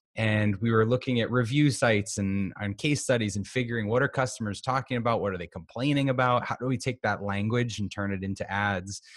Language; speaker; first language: English; native; English